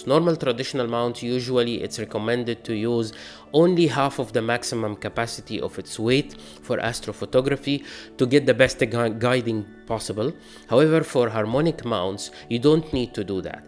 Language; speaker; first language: English; non-native, fluent; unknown